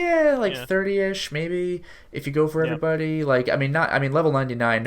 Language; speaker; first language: English; native; English